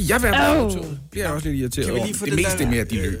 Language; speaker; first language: Danish; native; Danish